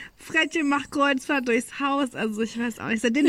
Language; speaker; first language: German; native; German